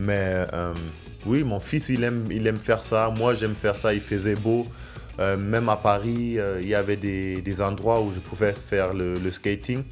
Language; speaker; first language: French; non-native, fluent; German